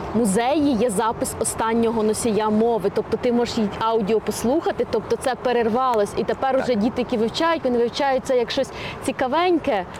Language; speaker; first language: Ukrainian; native; Ukrainian